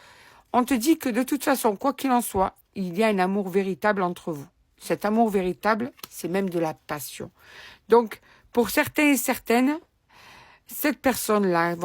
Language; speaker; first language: French; native; French